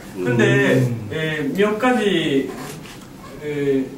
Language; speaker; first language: Korean; non-native, learner; Japanese